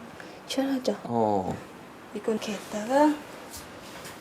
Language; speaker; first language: Korean; non-native, learner; Thai